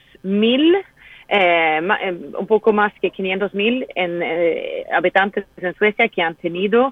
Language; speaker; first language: Spanish; non-native, fluent; Swedish